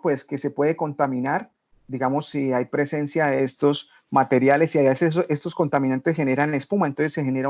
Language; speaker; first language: Spanish; native; Spanish